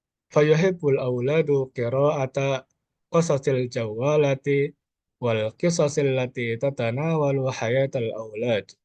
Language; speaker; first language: Arabic; non-native, learner; Indonesian